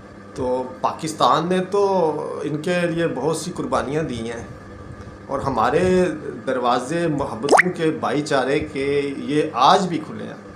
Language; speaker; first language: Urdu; non-native, local second language; Punjabi